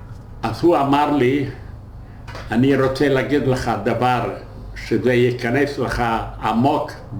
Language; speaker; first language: Hebrew; non-native, fluent; Yiddish